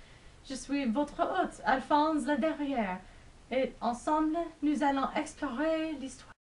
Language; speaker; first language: French; non-native, learner; English